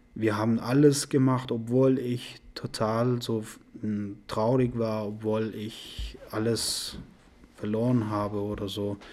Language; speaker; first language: German; non-native, learner; Persian